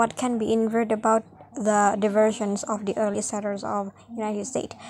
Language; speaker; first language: English; non-native, fluent; Indonesian